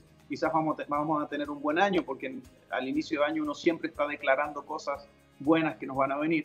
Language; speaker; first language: Spanish; native; Spanish